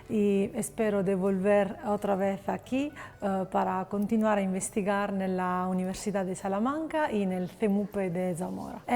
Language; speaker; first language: Spanish; non-native, fluent; Italian